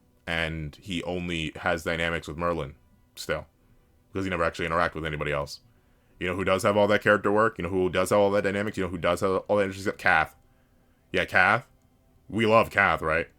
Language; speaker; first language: English; native; English